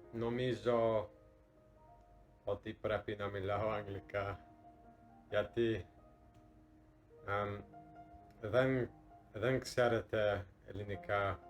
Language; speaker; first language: Greek; non-native, learner; English